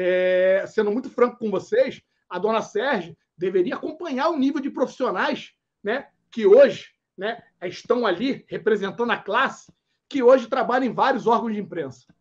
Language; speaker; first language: Portuguese; native; Portuguese